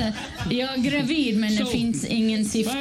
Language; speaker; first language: Swedish; non-native, fluent; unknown